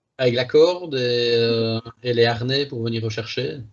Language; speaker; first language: French; native; French